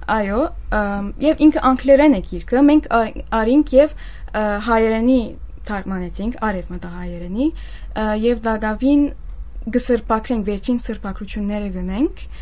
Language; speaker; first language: Armenian; early bilingual, heritage; Armenian